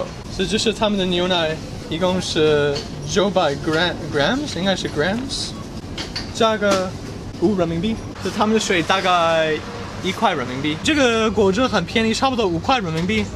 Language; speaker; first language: Chinese; non-native, fluent; English